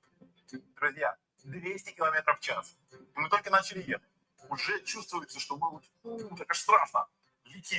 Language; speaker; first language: Russian; native; Russian